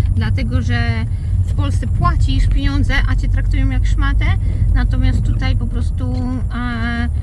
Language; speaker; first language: Polish; native; Polish